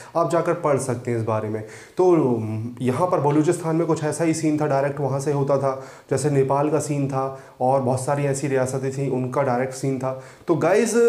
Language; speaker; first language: Hindi; native; Hindi